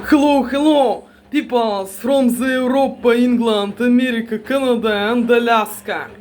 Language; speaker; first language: English; non-native, learner; Russian